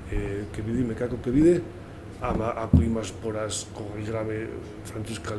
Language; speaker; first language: Macedonian; non-native, learner; Spanish